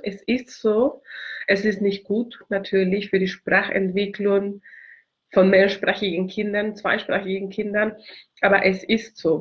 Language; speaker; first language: German; non-native, fluent; Spanish